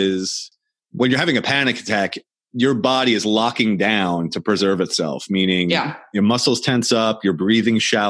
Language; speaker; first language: English; native; English